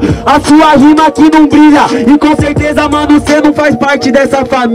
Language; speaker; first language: Portuguese; native; Portuguese